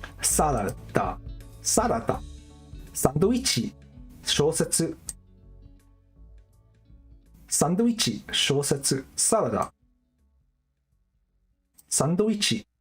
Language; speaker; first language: Japanese; non-native, learner; English